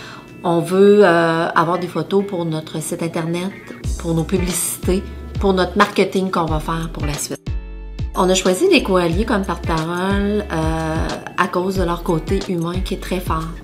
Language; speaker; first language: French; native; French